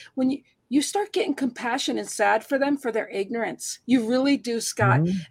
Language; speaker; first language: English; early bilingual, heritage; Spanish